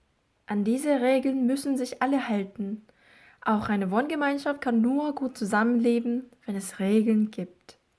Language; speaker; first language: German; non-native, fluent; Korean